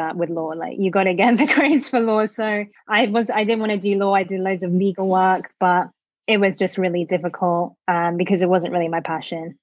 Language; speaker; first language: English; native; English